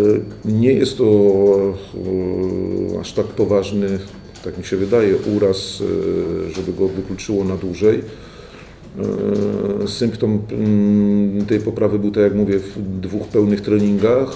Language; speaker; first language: Polish; native; Polish